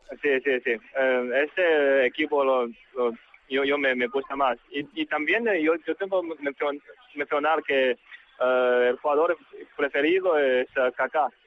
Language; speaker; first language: Spanish; non-native, learner; Chinese